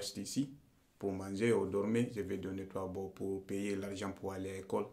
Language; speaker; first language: French; non-native, learner; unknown